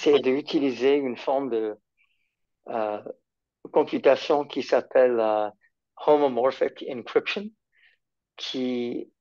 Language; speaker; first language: French; non-native, fluent; English